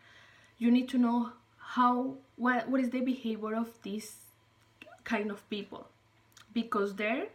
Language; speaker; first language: English; non-native, learner; Spanish